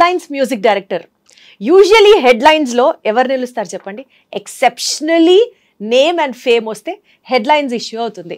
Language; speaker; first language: Telugu; native; Telugu